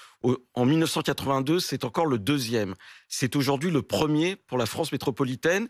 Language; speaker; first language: French; native; French